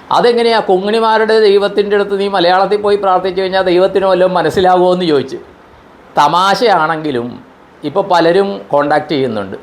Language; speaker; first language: Malayalam; non-native, local second language; Konkani